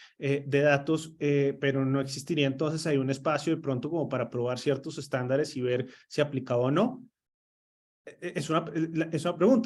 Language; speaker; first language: Spanish; native; Spanish